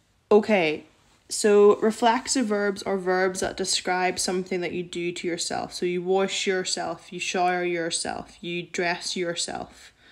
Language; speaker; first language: English; native; English